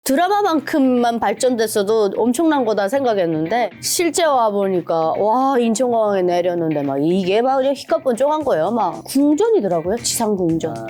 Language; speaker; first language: Korean; native; Korean